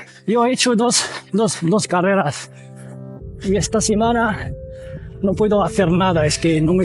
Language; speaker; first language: Spanish; non-native, fluent; Arabic